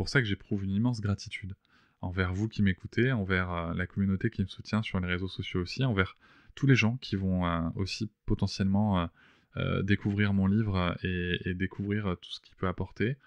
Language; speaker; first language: French; native; French